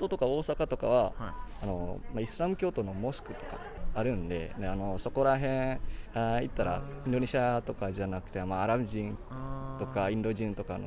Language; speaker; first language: Japanese; non-native, fluent; Indonesian